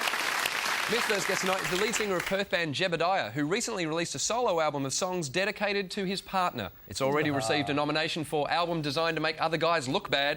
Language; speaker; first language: English; native; English